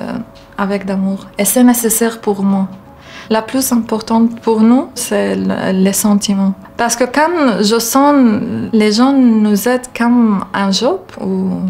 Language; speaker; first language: French; non-native, learner; Arabic